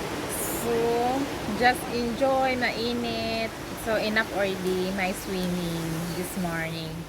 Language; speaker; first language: English; non-native, learner; Filipino